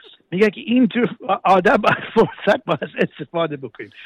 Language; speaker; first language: Persian; early bilingual, heritage; Persian